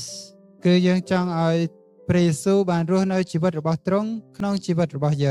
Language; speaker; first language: Khmer; native; Khmer